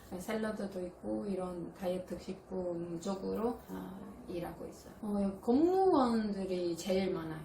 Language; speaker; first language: Korean; non-native, fluent; Italian